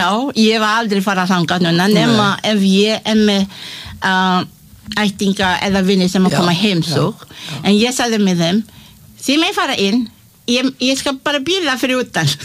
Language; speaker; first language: Icelandic; non-native, learner; Malay